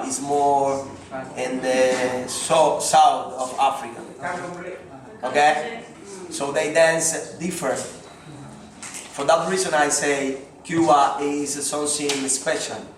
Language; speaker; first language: English; non-native, learner; Spanish